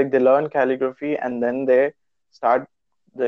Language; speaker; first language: English; non-native, local second language; Urdu